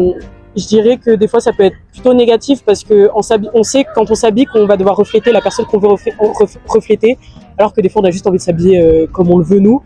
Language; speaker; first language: French; native; French